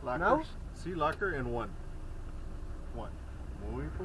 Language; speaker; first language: Spanish; non-native, learner; English